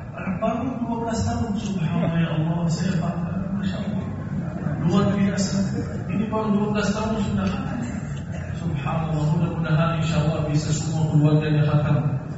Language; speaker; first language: Indonesian; non-native, fluent; Arabic